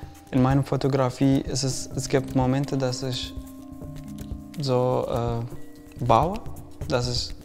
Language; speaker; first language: German; non-native, fluent; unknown